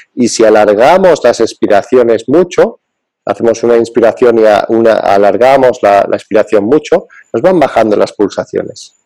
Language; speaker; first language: Spanish; early bilingual, other home language; English